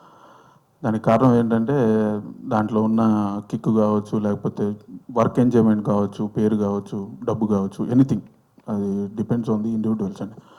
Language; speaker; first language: Telugu; native; Telugu